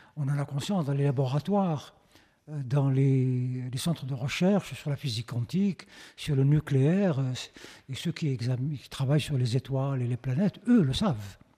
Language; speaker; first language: French; non-native, local second language; Arabic